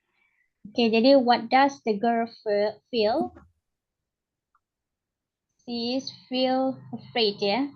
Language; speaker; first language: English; non-native, learner; Indonesian